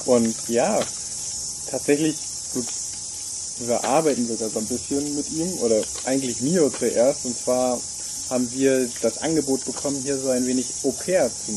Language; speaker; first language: German; native; German